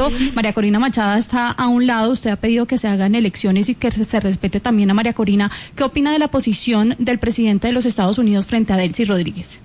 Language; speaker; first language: Spanish; native; Spanish